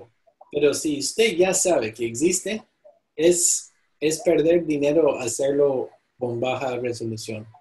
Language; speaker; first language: Spanish; non-native, fluent; English